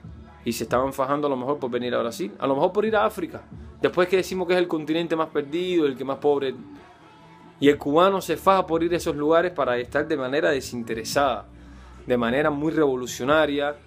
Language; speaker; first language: Spanish; native; Spanish